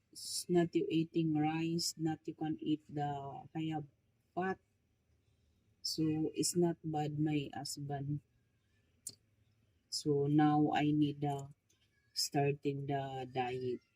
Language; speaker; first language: English; non-native, learner; Filipino